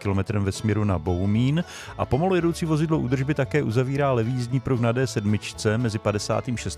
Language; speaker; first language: Czech; native; Czech